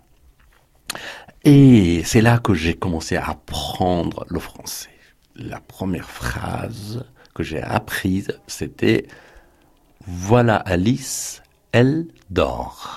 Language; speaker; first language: French; non-native, fluent; Persian